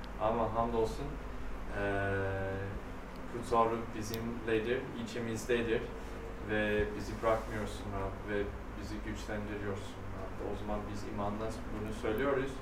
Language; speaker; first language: Turkish; non-native, fluent; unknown